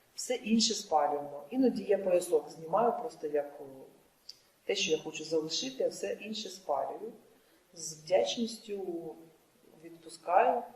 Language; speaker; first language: Ukrainian; non-native, local second language; Russian